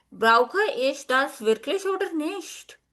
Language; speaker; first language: German; non-native, fluent; Hindi